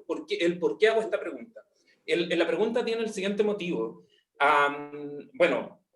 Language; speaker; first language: Spanish; native; Spanish